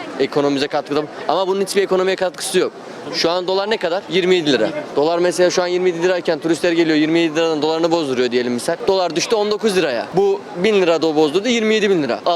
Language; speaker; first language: Turkish; native; Turkish